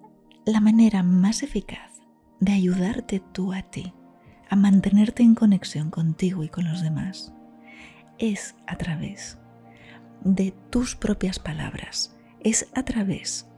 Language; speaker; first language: Spanish; native; Spanish